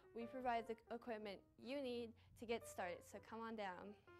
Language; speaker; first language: English; native; English